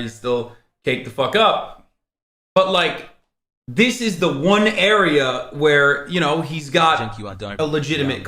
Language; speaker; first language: English; native; English